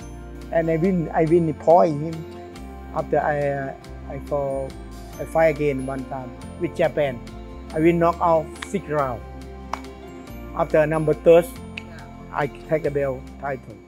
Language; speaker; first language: English; non-native, learner; Thai